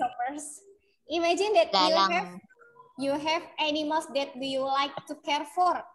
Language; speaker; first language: English; non-native, fluent; Indonesian